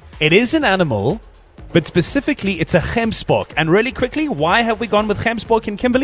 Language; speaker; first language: English; native; English